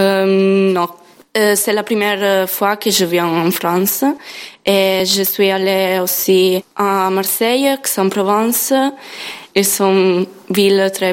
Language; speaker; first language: French; non-native, learner; Italian